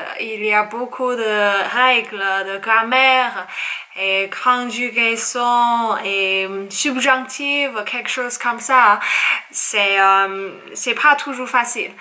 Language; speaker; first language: French; non-native, learner; Chinese